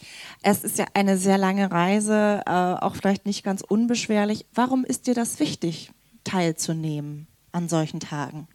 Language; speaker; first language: German; native; German